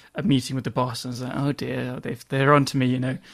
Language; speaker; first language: English; native; English